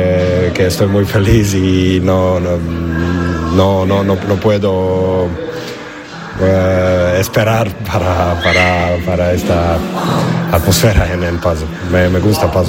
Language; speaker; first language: Spanish; non-native, learner; Croatian